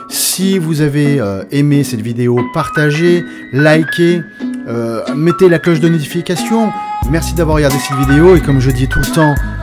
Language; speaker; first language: French; native; French